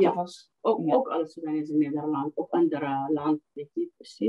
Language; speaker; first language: Dutch; non-native, fluent; Arabic